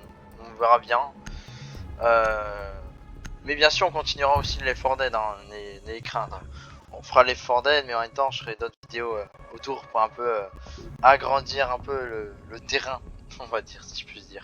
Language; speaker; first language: French; native; French